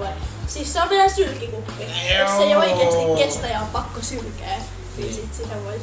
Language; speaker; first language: Finnish; native; Finnish